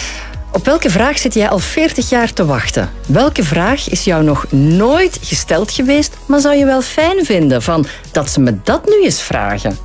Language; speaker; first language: Dutch; native; Dutch